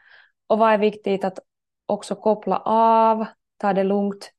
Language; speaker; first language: Swedish; non-native, learner; Finnish